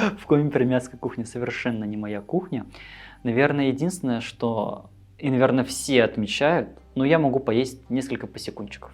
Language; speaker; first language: Russian; native; Russian